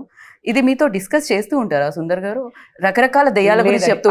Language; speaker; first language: Telugu; native; Telugu